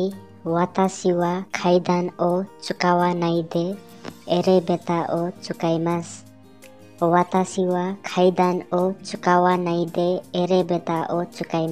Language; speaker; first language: Japanese; non-native, learner; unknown